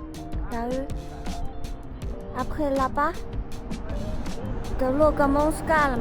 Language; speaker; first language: French; non-native, learner; Chinese